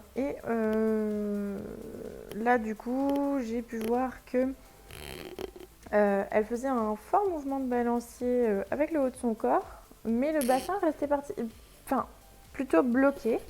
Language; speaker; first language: French; native; French